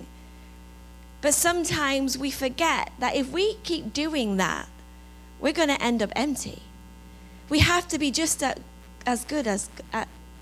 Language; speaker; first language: English; native; English